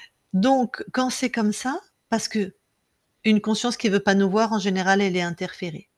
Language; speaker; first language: French; native; French